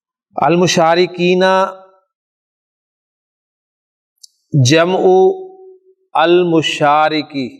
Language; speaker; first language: Arabic; non-native, fluent; Urdu